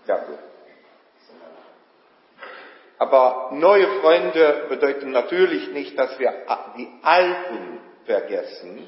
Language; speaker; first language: German; non-native, fluent; Polish